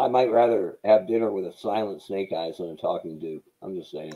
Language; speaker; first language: English; native; English